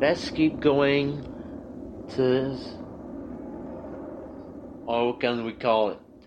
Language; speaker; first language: English; non-native, learner; French